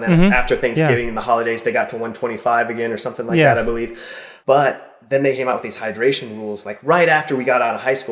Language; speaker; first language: English; native; English